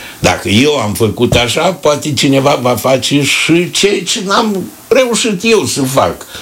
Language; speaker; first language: Romanian; native; Romanian